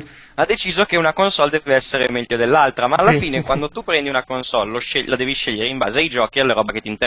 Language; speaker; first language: Italian; native; Italian